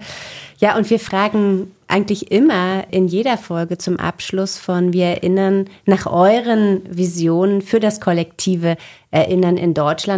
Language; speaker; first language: German; native; German